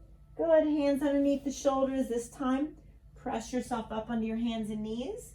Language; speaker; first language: English; native; English